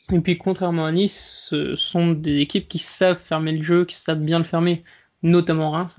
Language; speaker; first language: French; native; French